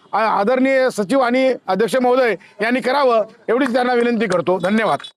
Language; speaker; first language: Marathi; native; Marathi